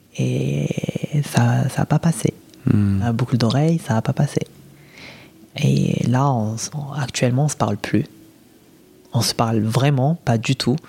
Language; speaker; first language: French; non-native, local second language; Arabic